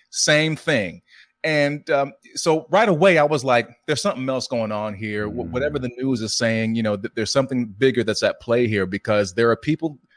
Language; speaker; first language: English; native; English